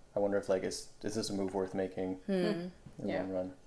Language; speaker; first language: English; non-native, local second language; Filipino